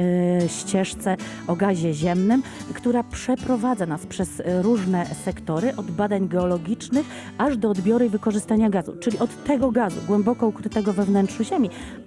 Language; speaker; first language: Polish; native; Polish